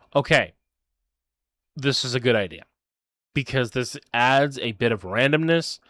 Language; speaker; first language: English; native; English